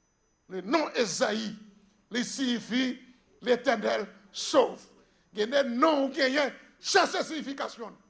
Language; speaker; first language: French; non-native, local second language; Haitian Creole